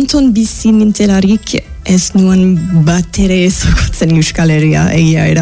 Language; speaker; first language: Basque; non-native, fluent; English